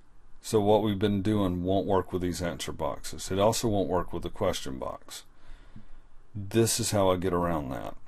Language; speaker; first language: English; native; English